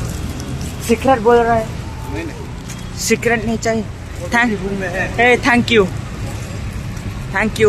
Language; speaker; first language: Hindi; non-native, local second language; Khasi